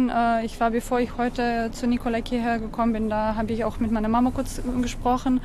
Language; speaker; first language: German; non-native, fluent; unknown